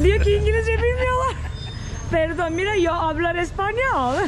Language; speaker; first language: Spanish; non-native, learner; Turkish